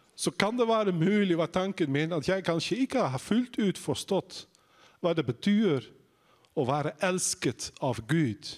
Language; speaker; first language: Norwegian; non-native, fluent; Dutch